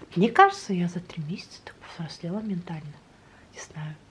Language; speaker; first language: Russian; non-native, local second language; Kazakh